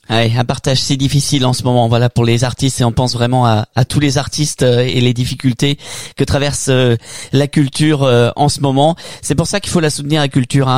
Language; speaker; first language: French; native; French